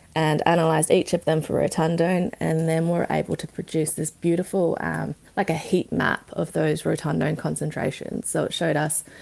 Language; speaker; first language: English; native; English